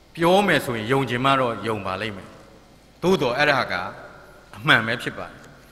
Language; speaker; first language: Burmese; non-native, local second language; Mon